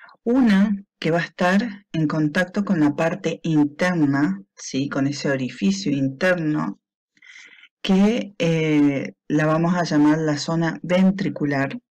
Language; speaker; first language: Spanish; native; Spanish